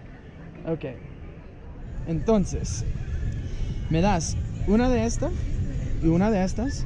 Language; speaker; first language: Spanish; non-native, learner; English